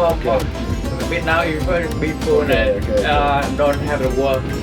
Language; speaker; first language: English; non-native, learner; Vietnamese